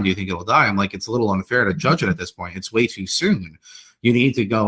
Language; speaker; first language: English; native; English